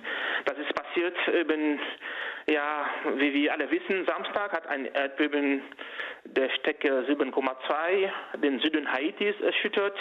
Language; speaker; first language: German; non-native, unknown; Haitian Creole